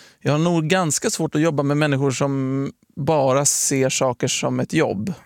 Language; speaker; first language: Swedish; native; Swedish